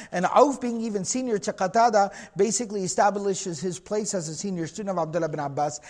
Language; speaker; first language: English; native; English